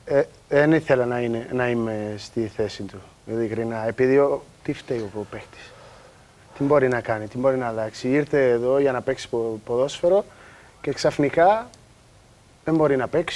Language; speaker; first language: Greek; non-native, learner; Portuguese